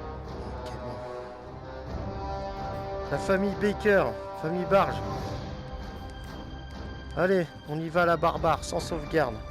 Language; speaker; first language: French; native; French